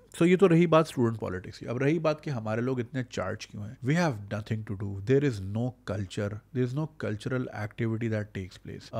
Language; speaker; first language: Urdu; native; Urdu